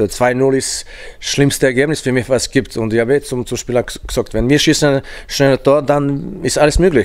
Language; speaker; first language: German; non-native, fluent; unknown